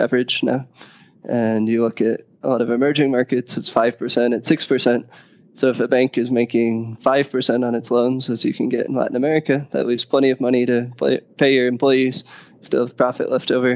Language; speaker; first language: English; native; English